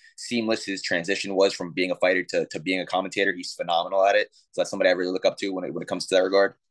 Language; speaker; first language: English; native; English